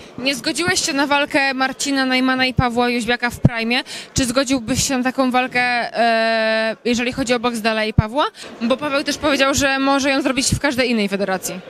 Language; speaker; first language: Polish; native; Polish